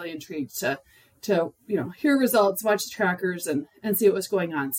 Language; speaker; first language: English; native; English